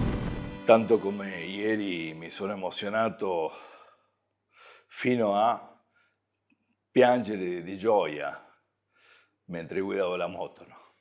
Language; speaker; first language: Italian; non-native, fluent; Spanish